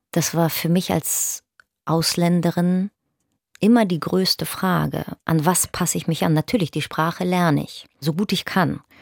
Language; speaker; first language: German; early bilingual, other home language; Russian